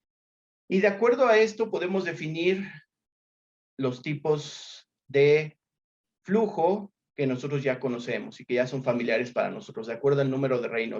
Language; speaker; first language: Spanish; native; Spanish